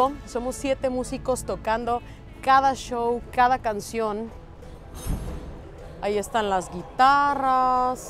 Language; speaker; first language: Spanish; native; Spanish